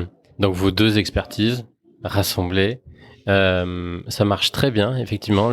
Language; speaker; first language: French; native; French